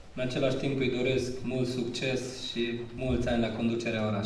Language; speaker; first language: Romanian; native; Romanian